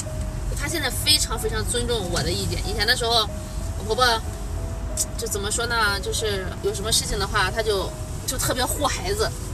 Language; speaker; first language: Chinese; native; Chinese